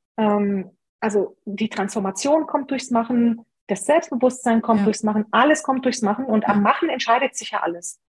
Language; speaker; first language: German; early bilingual, other home language; Hungarian